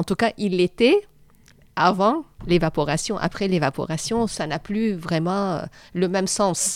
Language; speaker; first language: French; non-native, fluent; Arabic